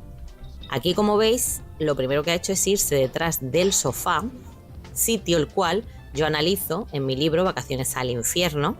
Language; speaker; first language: Spanish; native; Spanish